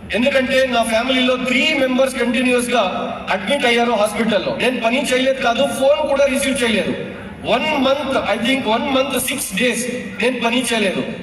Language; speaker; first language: Telugu; non-native, local second language; Urdu